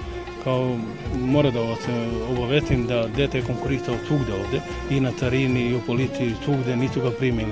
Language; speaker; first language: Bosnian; non-native, local second language; Albanian